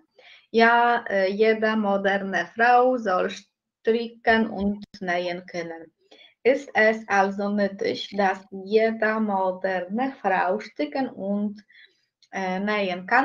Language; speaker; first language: German; non-native, learner; Polish